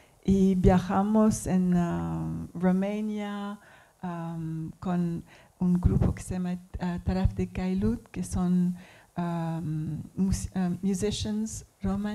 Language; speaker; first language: Spanish; non-native, learner; English